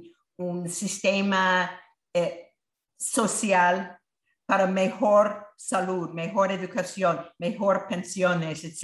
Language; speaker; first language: Spanish; non-native, fluent; English